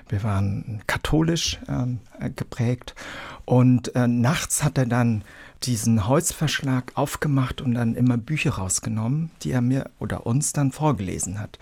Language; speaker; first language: German; early bilingual, other home language; Vietnamese